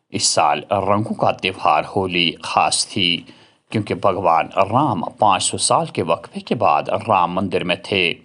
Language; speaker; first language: Urdu; non-native, local second language; Kashmiri